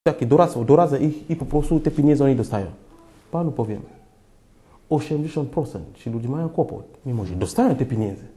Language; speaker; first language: Polish; non-native, fluent; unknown